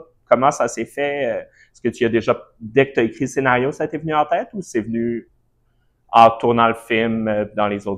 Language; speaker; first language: French; native; French